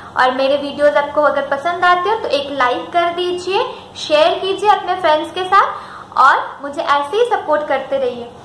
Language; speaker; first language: Hindi; non-native, local second language; Bangla